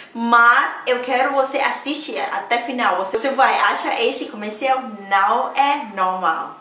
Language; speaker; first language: Portuguese; non-native, learner; Thai